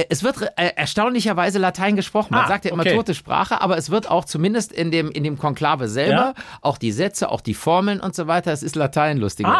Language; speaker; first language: German; native; German